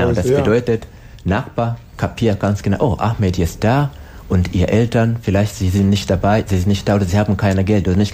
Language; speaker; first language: German; non-native, learner; Swahili